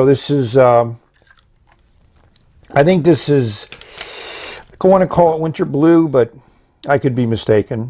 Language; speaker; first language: English; native; English